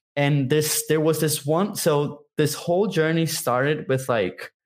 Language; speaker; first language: English; non-native, fluent; Portuguese